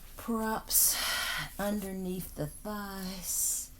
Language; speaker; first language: English; native; English